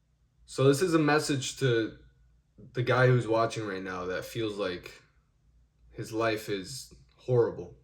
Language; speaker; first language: English; native; English